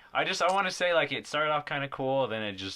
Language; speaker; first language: English; native; English